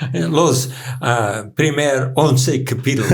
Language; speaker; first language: Spanish; non-native, learner; English